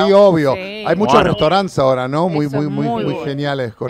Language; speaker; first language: Spanish; native; Spanish